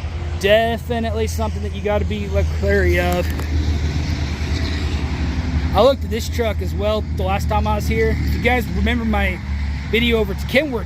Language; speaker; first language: English; native; English